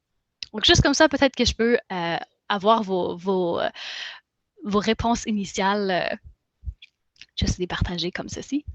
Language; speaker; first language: French; native; French